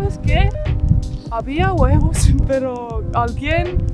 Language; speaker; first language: Spanish; non-native, learner; Estonian